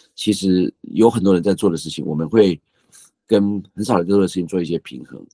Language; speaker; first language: Chinese; native; Chinese